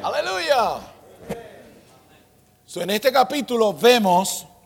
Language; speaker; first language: Spanish; native; Spanish